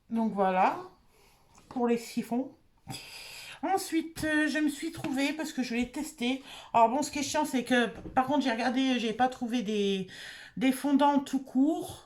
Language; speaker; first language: French; native; French